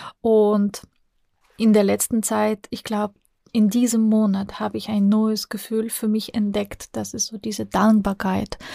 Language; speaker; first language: German; non-native, fluent; Russian